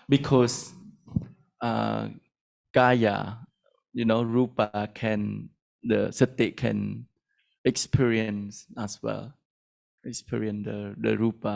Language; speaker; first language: English; non-native, learner; Thai